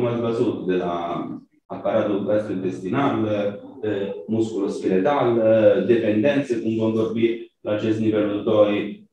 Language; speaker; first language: Romanian; non-native, fluent; Italian